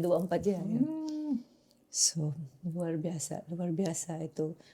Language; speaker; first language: Indonesian; non-native, fluent; Filipino